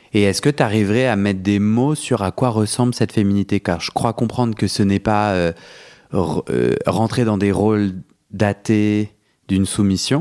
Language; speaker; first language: French; native; French